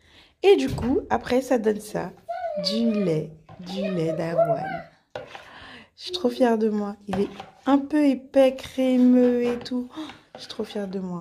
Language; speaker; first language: French; native; French